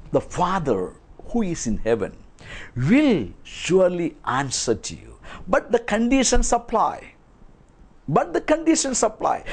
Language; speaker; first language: English; non-native, local second language; Kannada